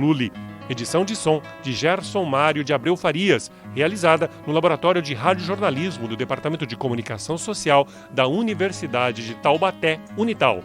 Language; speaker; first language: Portuguese; native; Portuguese